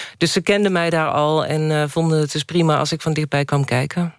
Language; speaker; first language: Dutch; native; Dutch